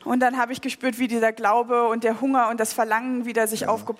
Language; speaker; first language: German; native; German